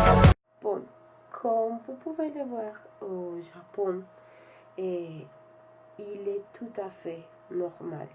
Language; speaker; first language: French; non-native, learner; Spanish